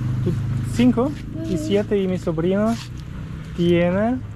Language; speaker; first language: Spanish; non-native, fluent; German